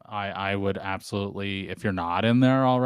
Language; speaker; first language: English; native; English